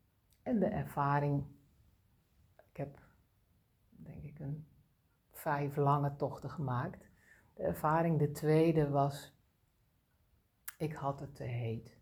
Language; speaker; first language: Dutch; native; Dutch